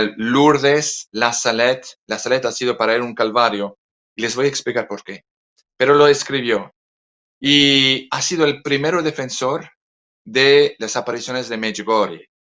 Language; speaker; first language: Spanish; non-native, fluent; French